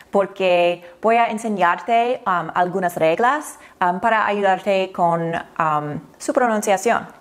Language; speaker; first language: Spanish; non-native, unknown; English